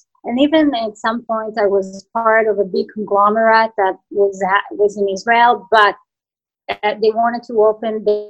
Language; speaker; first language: English; non-native, fluent; Hebrew